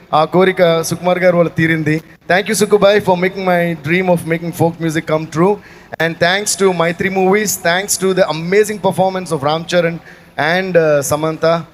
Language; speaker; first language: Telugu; native; Telugu